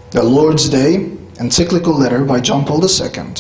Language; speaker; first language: English; non-native, fluent; Polish